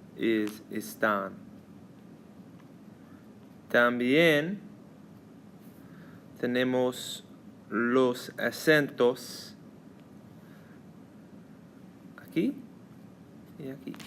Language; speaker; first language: Spanish; non-native, fluent; English